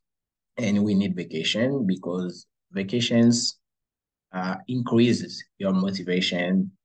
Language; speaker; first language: English; non-native, learner; Haitian Creole